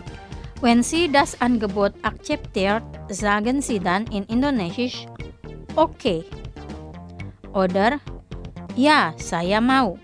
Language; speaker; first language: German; non-native, fluent; Indonesian